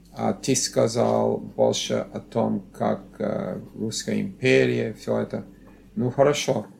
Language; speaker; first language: Russian; non-native, learner; English